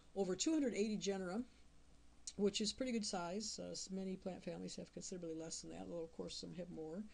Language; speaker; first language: English; native; English